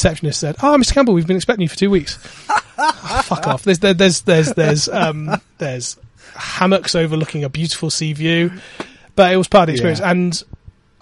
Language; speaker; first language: English; native; English